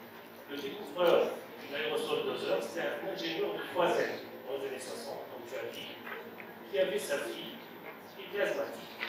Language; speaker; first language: French; non-native, local second language; Arabic